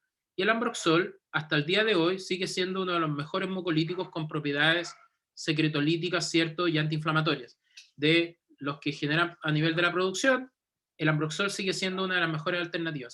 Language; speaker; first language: Spanish; native; Spanish